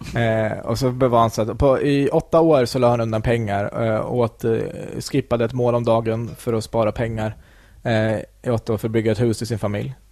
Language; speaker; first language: Swedish; early bilingual, other home language; Kurdish